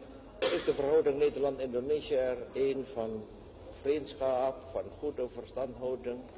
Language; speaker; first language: Dutch; non-native, fluent; Indonesian